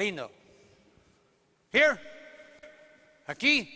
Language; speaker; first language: Spanish; non-native, learner; English